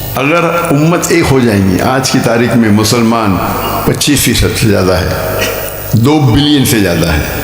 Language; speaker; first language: Urdu; non-native, local second language; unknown